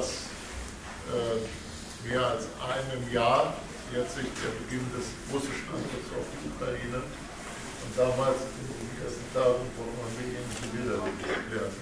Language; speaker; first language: German; native; German